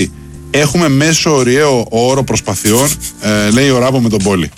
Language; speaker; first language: Greek; native; Greek